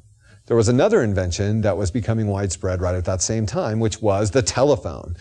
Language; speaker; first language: English; native; English